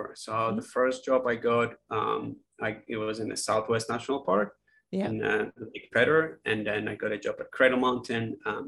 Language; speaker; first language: English; non-native, fluent; Polish